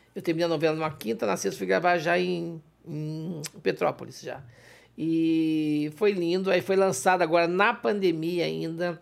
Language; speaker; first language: Portuguese; native; Portuguese